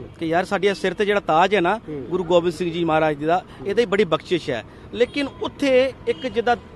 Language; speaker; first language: Punjabi; early bilingual, heritage; Punjabi